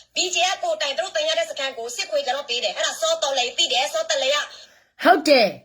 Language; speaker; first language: Burmese; non-native, local second language; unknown